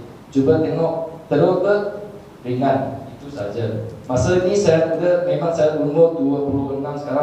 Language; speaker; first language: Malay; non-native, local second language; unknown